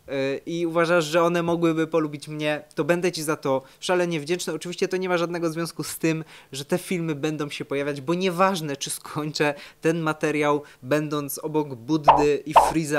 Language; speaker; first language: Polish; native; Polish